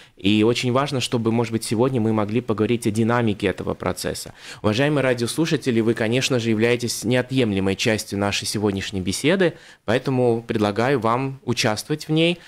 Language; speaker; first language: Russian; native; Russian